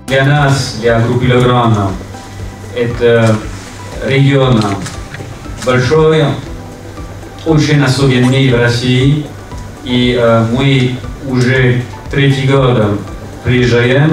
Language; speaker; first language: Russian; non-native, fluent; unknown